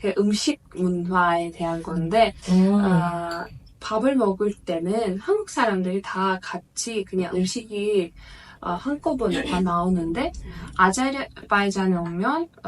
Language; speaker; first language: Korean; non-native, fluent; Azerbaijani